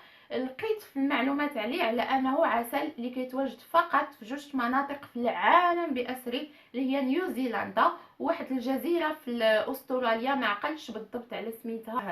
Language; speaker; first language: Arabic; native; Arabic